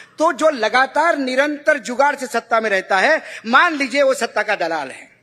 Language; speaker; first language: Hindi; non-native, local second language; Marathi